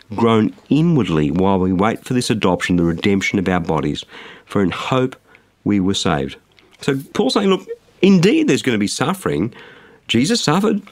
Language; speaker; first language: English; native; English